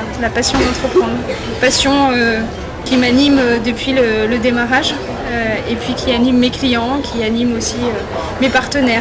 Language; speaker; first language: French; native; French